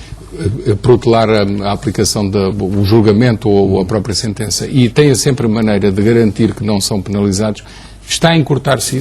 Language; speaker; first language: Portuguese; native; Portuguese